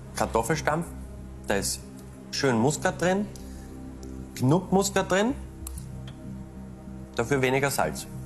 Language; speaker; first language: German; native; German